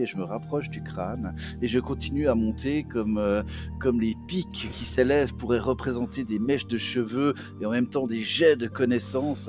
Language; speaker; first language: French; native; French